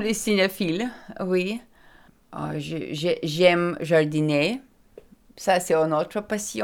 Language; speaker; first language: French; non-native, learner; Lithuanian